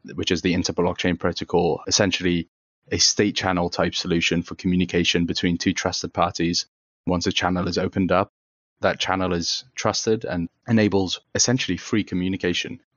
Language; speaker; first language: English; native; English